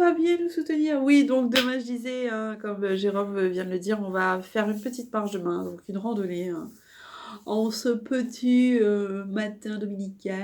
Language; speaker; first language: French; native; French